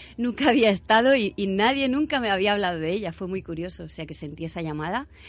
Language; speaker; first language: Spanish; native; Spanish